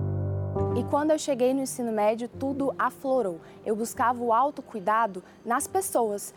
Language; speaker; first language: Portuguese; early bilingual, other home language; Chinese